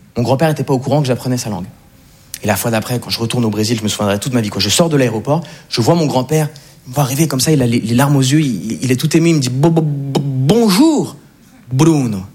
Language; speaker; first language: French; native; French